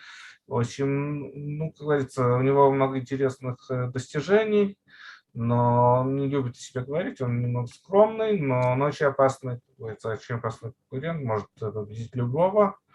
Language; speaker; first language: Russian; native; Russian